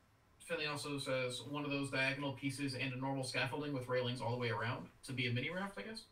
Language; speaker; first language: English; native; English